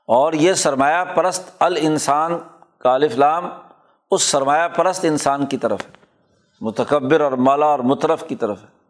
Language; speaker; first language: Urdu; non-native, local second language; Punjabi